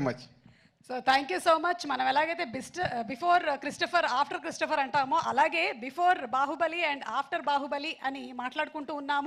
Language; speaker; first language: Telugu; native; Telugu